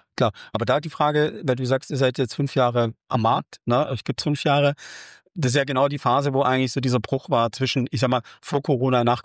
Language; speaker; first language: German; native; German